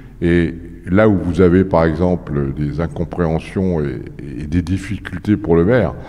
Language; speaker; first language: French; native; French